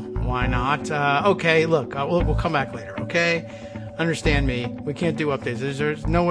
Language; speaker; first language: English; native; English